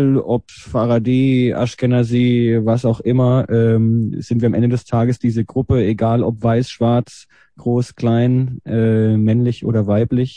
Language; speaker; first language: German; early bilingual, other home language; Hebrew